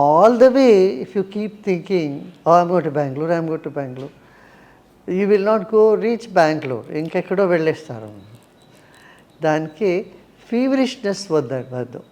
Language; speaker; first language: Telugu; non-native, local second language; Tamil